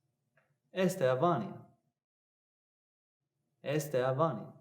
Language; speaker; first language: Portuguese; non-native, fluent; English